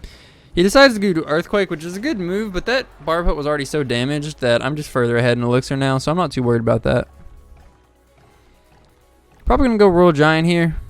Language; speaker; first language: English; native; English